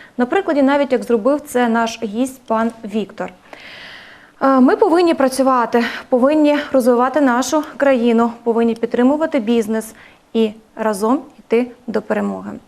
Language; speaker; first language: Ukrainian; native; Ukrainian